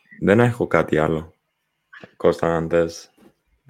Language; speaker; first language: Greek; non-native, learner; English